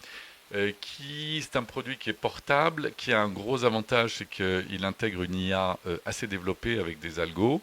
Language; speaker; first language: French; native; French